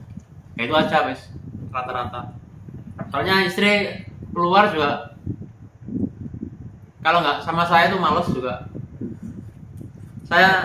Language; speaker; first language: Indonesian; non-native, local second language; Javanese